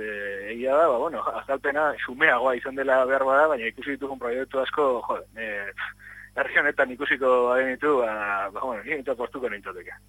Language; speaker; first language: Basque; native; Basque